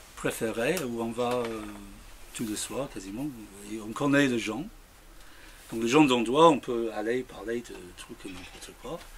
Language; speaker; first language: French; non-native, fluent; English